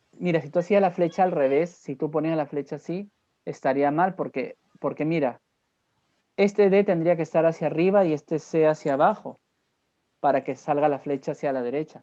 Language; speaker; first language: Spanish; native; Spanish